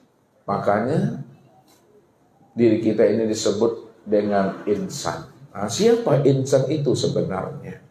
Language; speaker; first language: Indonesian; native; Indonesian